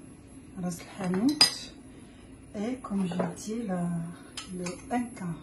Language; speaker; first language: French; non-native, local second language; Arabic